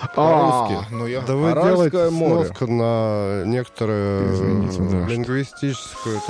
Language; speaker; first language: Russian; native; Russian